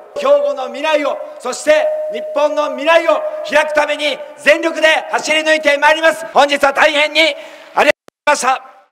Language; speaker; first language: Japanese; native; Japanese